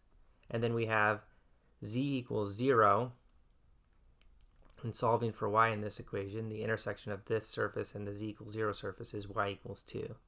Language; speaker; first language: English; native; English